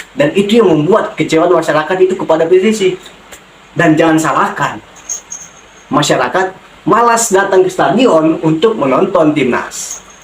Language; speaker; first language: Indonesian; native; Indonesian